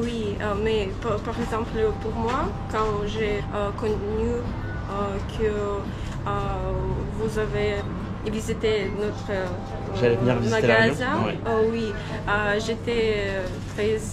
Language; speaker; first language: French; non-native, learner; Russian